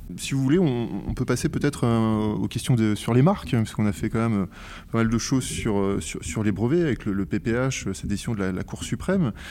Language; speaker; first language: French; native; French